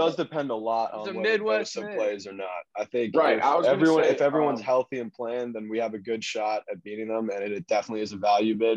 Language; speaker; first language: English; native; English